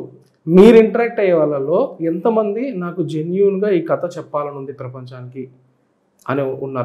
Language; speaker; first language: Telugu; native; Telugu